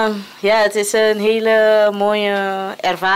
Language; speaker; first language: Dutch; non-native, local second language; Papiamento